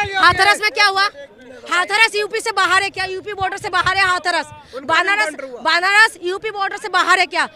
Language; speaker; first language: Hindi; non-native, local second language; Assamese